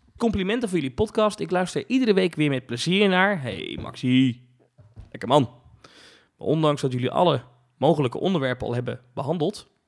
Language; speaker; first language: Dutch; native; Dutch